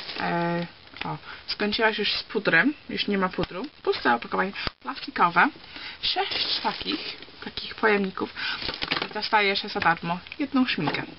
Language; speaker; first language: Polish; early bilingual, heritage; Polish